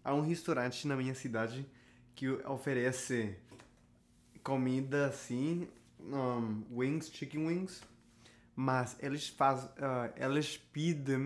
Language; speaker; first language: Portuguese; non-native, learner; Spanish